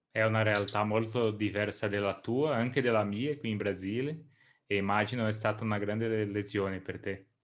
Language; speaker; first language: Italian; non-native, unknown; Portuguese